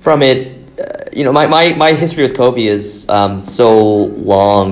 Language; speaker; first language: English; native; English